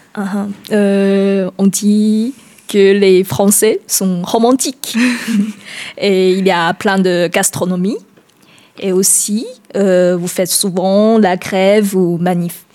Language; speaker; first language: French; non-native, learner; Chinese